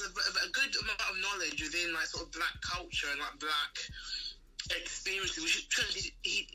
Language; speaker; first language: English; native; English